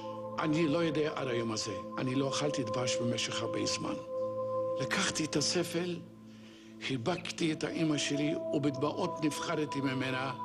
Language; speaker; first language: Hebrew; non-native, fluent; Yiddish